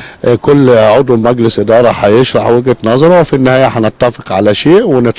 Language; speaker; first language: Arabic; native; Arabic